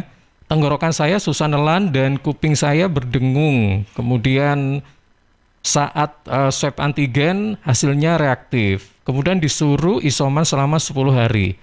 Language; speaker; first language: Indonesian; native; Indonesian